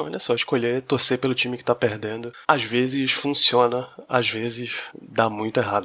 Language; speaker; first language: Portuguese; native; Portuguese